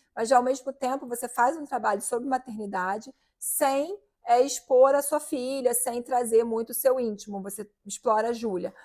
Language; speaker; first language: Portuguese; native; Portuguese